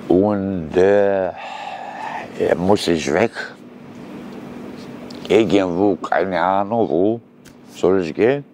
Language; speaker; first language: German; non-native, learner; Romanian